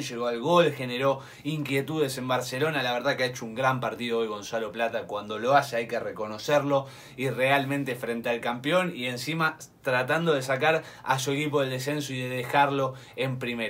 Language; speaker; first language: Spanish; native; Spanish